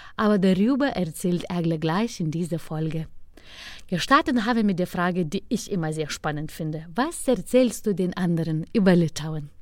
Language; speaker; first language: German; non-native, fluent; Lithuanian